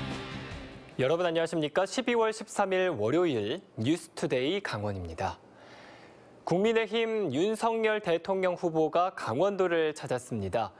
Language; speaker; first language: Korean; native; Korean